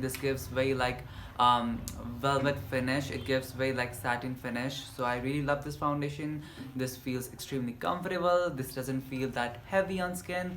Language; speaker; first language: English; non-native, local second language; Nepali